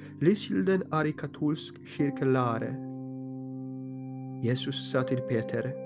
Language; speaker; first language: Norwegian; non-native, fluent; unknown